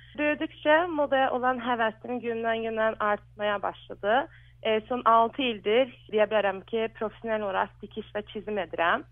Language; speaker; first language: Azerbaijani; early bilingual, heritage; Azerbaijani